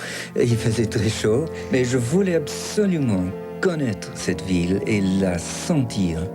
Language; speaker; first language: French; non-native, fluent; English